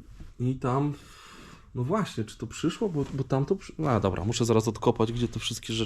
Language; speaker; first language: Polish; native; Polish